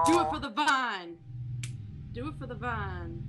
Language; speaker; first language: English; native; English